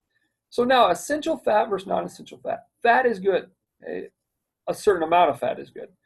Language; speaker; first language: English; native; English